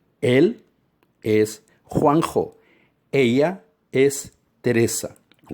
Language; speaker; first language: Spanish; non-native, fluent; Portuguese